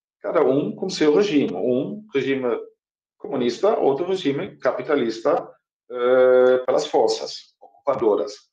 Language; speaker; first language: Portuguese; non-native, fluent; German